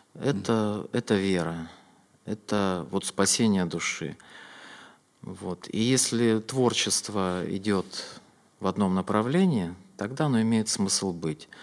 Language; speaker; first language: Russian; native; Russian